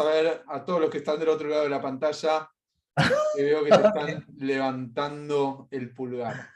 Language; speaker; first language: Spanish; native; Spanish